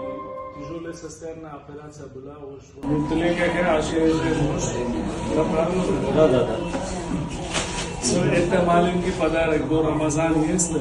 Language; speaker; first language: Russian; non-native, learner; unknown